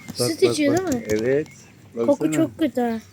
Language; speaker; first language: Turkish; early bilingual, heritage; Turkish